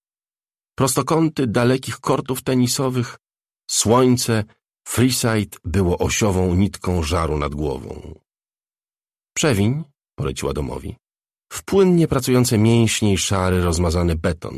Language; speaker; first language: Polish; native; Polish